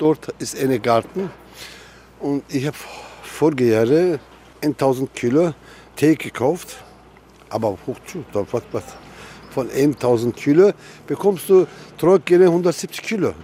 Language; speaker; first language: German; non-native, learner; Turkish